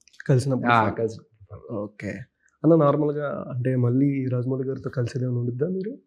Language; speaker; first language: Telugu; native; Telugu